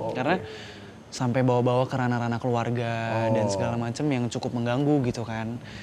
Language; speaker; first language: Indonesian; native; Indonesian